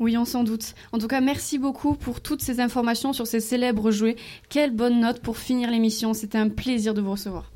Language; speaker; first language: French; native; French